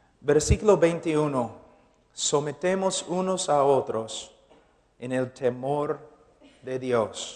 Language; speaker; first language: Spanish; non-native, fluent; English